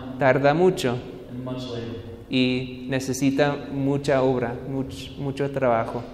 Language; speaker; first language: Spanish; non-native, learner; English